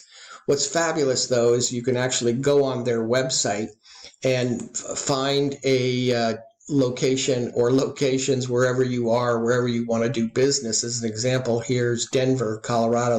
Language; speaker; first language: English; native; English